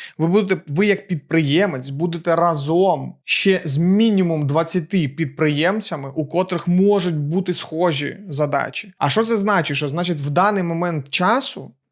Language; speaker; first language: Ukrainian; non-native, local second language; Russian